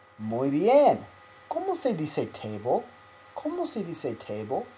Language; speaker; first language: Spanish; non-native, fluent; English